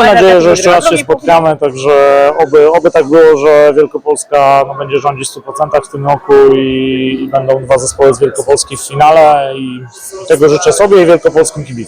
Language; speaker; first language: Polish; native; Polish